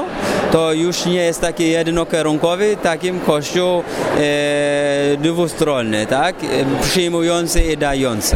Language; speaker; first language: Polish; non-native, fluent; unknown